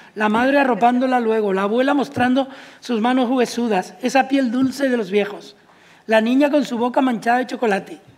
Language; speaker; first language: Spanish; native; Spanish